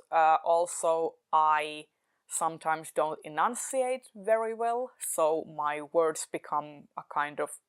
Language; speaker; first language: English; non-native, fluent; Finnish